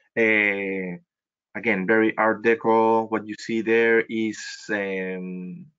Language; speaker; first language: English; non-native, fluent; Spanish